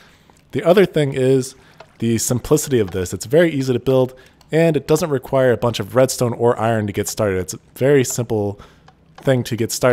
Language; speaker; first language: English; native; English